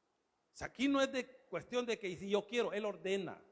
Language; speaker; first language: Spanish; native; Spanish